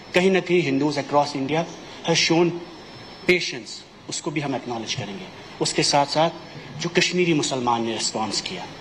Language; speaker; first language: Hindi; non-native, local second language; Kashmiri